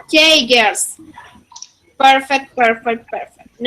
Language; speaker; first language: English; non-native, fluent; Spanish